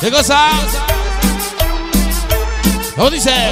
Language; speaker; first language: Spanish; native; Spanish